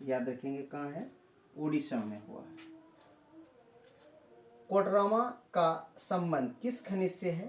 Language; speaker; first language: Hindi; native; Hindi